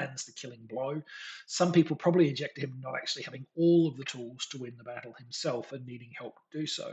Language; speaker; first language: English; native; English